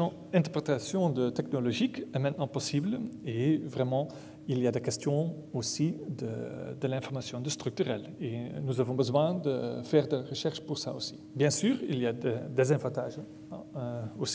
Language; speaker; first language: French; non-native, learner; Dutch